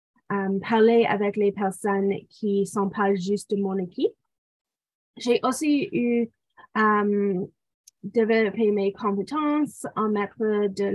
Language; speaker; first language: French; non-native, local second language; English